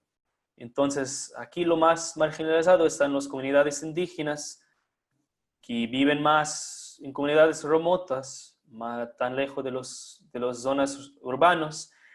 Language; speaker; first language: Spanish; non-native, fluent; English